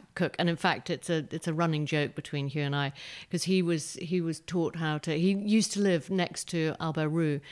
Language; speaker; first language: English; native; English